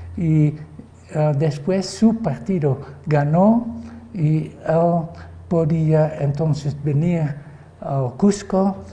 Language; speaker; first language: Spanish; non-native, fluent; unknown